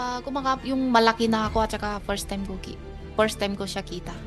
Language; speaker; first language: Filipino; non-native, learner; Chinese